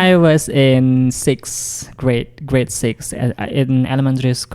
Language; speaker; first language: English; non-native, fluent; Indonesian